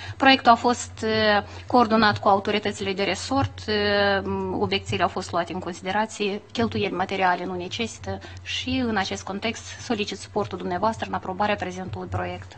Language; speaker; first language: Romanian; native; Romanian